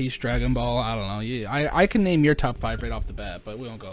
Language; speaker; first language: English; native; English